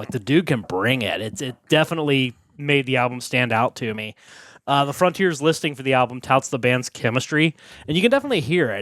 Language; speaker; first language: English; native; English